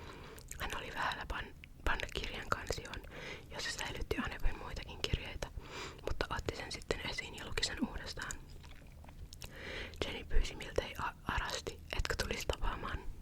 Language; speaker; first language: Finnish; native; Finnish